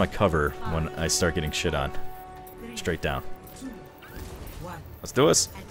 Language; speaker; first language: English; native; English